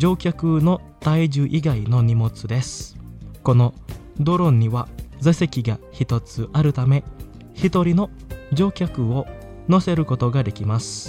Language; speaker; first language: Japanese; non-native, fluent; Indonesian